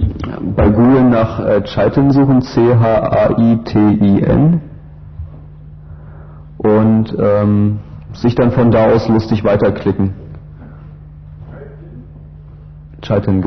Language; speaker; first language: German; native; German